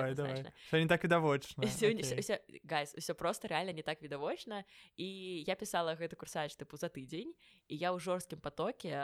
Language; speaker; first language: Belarusian; non-native, local second language; Russian